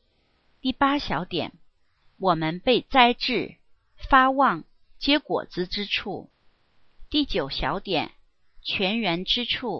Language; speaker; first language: Chinese; native; Chinese